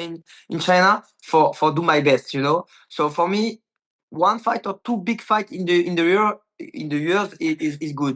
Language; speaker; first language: English; non-native, learner; French